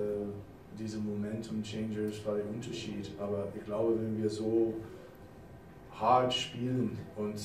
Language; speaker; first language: German; non-native, fluent; English